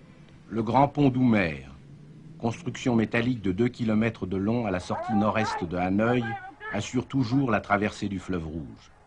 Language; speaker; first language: French; native; French